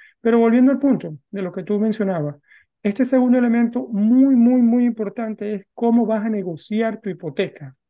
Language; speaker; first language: Spanish; native; Spanish